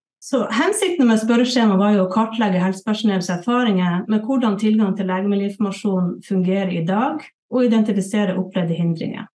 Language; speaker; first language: Norwegian; native; Norwegian